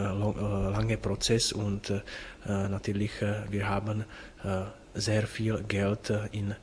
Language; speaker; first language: German; non-native, learner; Czech